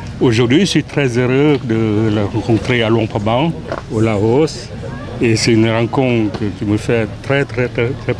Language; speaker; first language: French; non-native, fluent; Lao